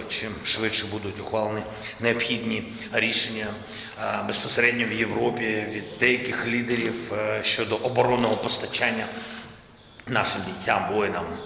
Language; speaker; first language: Ukrainian; non-native, local second language; Russian